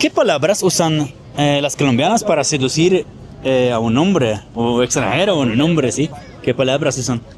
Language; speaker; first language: Spanish; non-native, learner; Polish